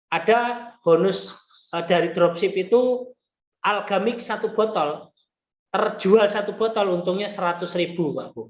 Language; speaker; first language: Indonesian; non-native, local second language; Javanese